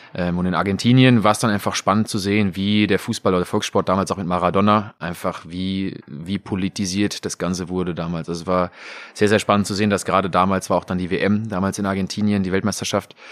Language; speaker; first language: German; native; German